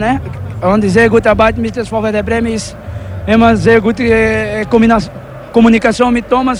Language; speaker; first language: German; non-native, learner; Portuguese